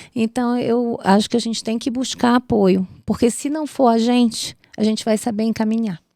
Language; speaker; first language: Portuguese; native; Portuguese